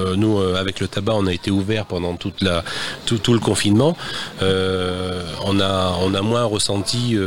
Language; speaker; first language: French; native; French